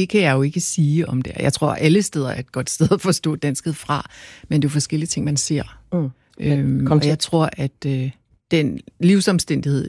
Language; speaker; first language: Danish; non-native, local second language; Korean